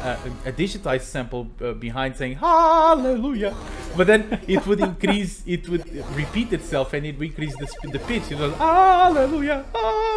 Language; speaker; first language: English; non-native, fluent; Portuguese